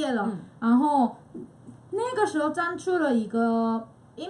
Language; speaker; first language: Chinese; non-native, fluent; Korean